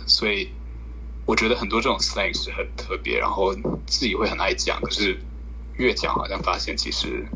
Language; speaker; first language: Chinese; early bilingual, heritage; Chinese